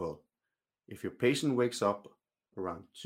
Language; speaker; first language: English; non-native, fluent; Norwegian